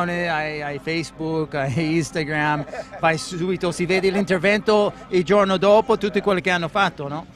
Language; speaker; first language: Italian; non-native, fluent; English